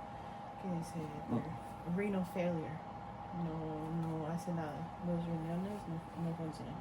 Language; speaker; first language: Spanish; early bilingual, heritage; Spanish